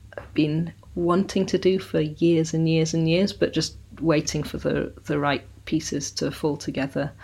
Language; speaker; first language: English; native; English